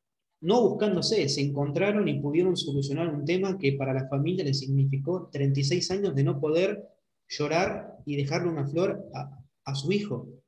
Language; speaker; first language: Spanish; native; Spanish